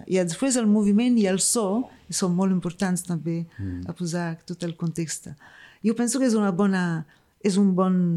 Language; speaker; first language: Catalan; non-native, fluent; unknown